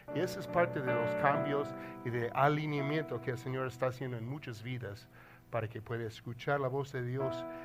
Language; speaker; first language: Spanish; non-native, learner; English